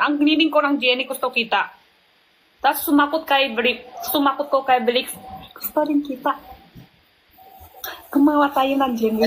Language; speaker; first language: Filipino; non-native, learner; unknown